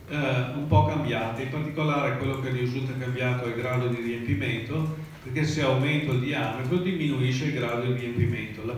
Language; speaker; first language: Italian; native; Italian